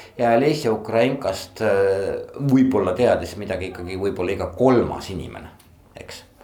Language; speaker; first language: Estonian; native; Estonian